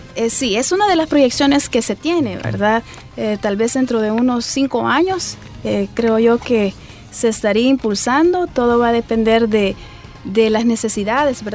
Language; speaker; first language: Spanish; native; Spanish